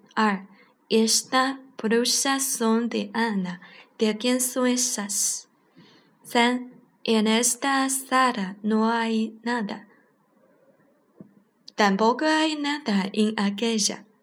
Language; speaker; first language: Spanish; non-native, learner; Chinese